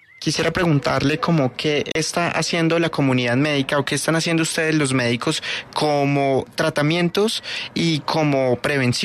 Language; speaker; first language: Spanish; native; Spanish